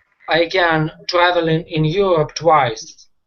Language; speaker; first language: English; non-native, learner; Russian